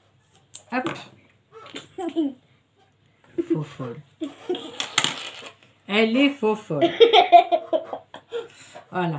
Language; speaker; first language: French; native; French